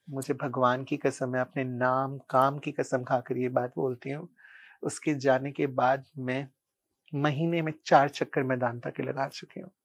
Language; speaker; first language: Hindi; non-native, local second language; Punjabi